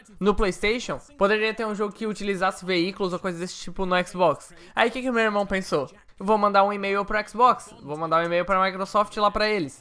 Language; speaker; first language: Portuguese; native; Portuguese